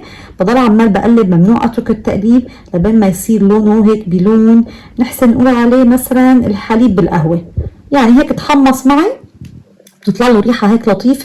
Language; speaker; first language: Arabic; native; Arabic